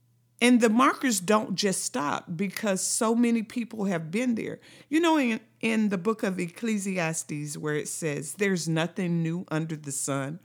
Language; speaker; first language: English; native; English